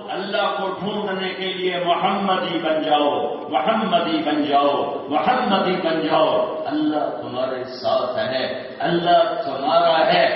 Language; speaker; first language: Urdu; native; Urdu